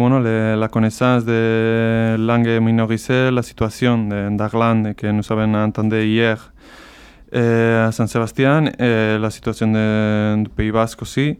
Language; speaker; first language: French; non-native, learner; Basque